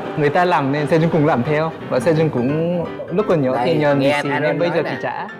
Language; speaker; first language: Vietnamese; non-native, fluent; Korean